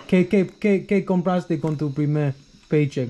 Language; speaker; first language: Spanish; non-native, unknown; English